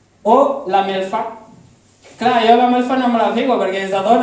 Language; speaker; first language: Catalan; early bilingual, other home language; Arabic